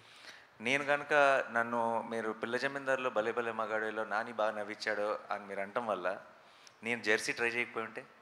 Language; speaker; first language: Telugu; native; Telugu